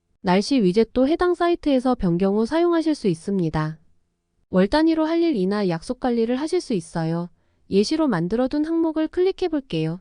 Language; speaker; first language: Korean; native; Korean